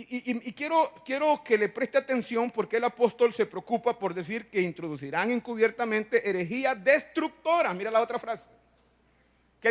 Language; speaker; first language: Spanish; native; Spanish